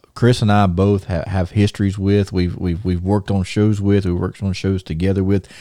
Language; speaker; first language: English; native; English